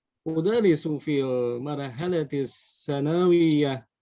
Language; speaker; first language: Arabic; non-native, learner; Indonesian